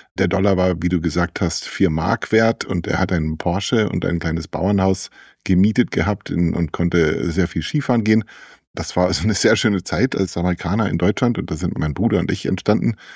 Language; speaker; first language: German; early bilingual, heritage; English